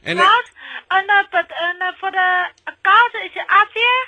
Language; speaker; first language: Dutch; non-native, learner; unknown